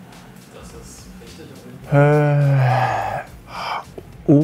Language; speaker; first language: German; native; German